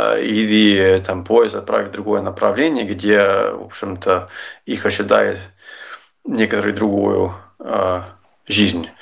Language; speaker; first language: Russian; non-native, fluent; English